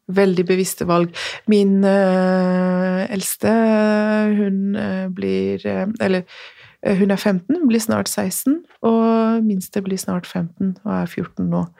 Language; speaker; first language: Norwegian; non-native, fluent; Persian